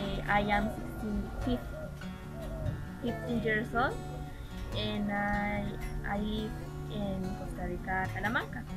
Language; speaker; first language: English; non-native, learner; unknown